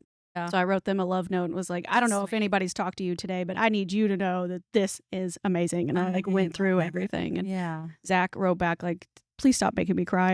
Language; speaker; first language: English; native; English